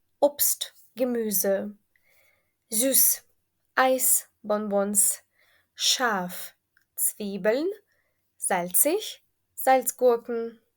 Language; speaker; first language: German; non-native, fluent; Ukrainian